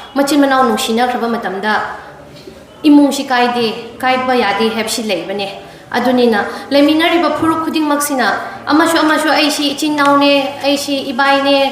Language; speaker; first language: Manipuri; non-native, local second language; Tangkhul Naga (India)